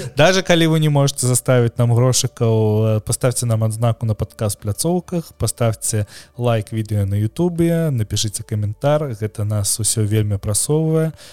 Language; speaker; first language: Belarusian; non-native, local second language; Russian